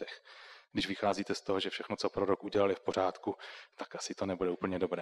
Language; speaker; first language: Czech; native; Czech